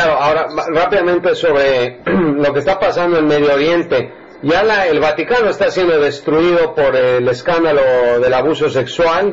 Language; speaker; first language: Spanish; native; Spanish